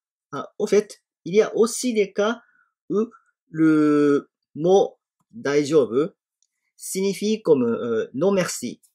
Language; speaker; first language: French; non-native, fluent; Japanese